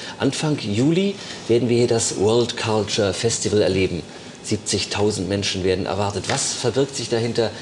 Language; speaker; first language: German; native; German